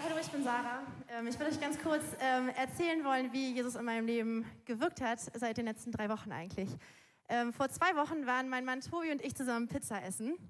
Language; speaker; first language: German; native; German